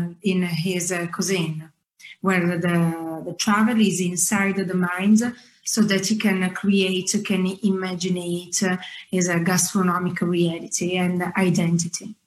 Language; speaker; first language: English; non-native, fluent; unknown